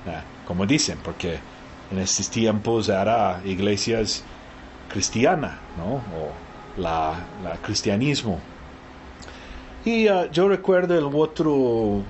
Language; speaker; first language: Spanish; early bilingual, heritage; Spanish